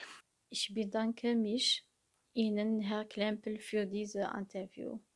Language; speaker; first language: German; non-native, learner; Arabic